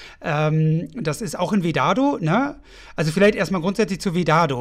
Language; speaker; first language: German; native; German